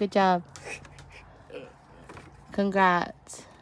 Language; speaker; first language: English; native; English